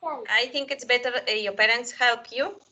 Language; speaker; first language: English; non-native, fluent; Spanish